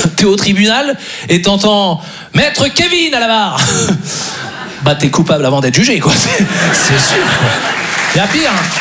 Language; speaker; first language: French; native; French